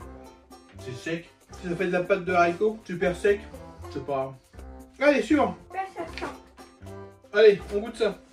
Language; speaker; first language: French; native; French